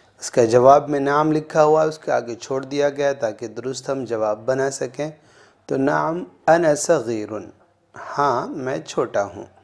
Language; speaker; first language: Urdu; native; Urdu